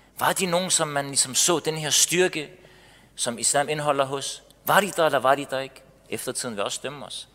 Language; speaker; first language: Danish; early bilingual, other home language; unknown